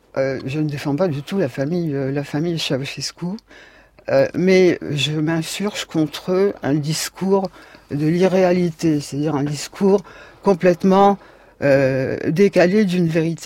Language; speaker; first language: French; native; French